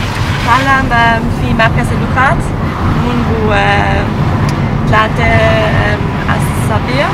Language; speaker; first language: Arabic; non-native, learner; German